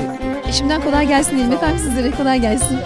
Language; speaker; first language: Turkish; native; Turkish